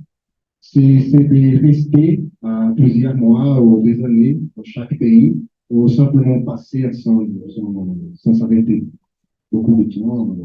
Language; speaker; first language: French; non-native, fluent; Portuguese